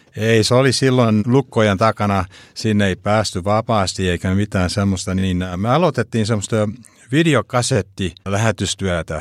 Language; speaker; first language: Finnish; early bilingual, heritage; Finnish